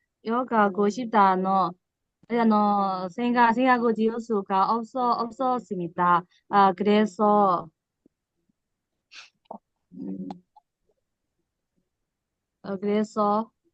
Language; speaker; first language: Korean; non-native, learner; Burmese